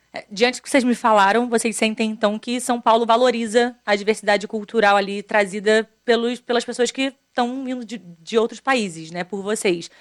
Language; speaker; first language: Portuguese; native; Portuguese